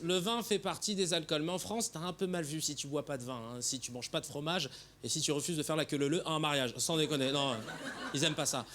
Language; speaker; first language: French; native; French